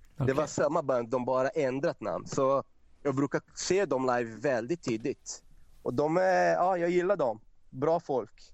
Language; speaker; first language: Swedish; non-native, fluent; Portuguese